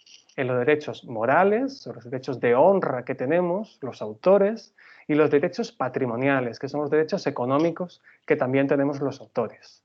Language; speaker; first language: Spanish; native; Spanish